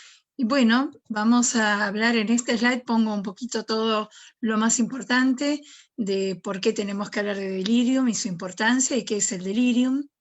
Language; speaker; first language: Spanish; native; Spanish